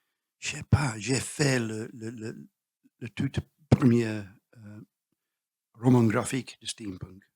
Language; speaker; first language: French; non-native, learner; English